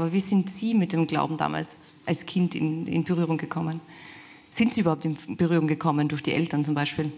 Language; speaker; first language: German; native; German